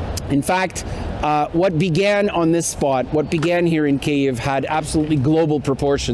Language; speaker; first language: English; early bilingual, other home language; Ukrainian